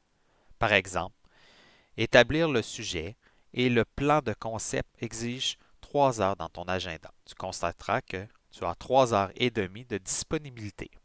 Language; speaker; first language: French; native; French